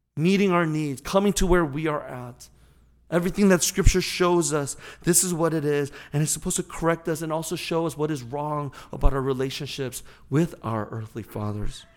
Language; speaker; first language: English; native; English